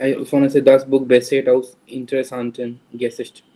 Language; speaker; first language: German; non-native, learner; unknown